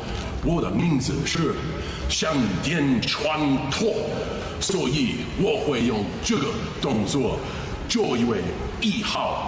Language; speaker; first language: Chinese; non-native, learner; English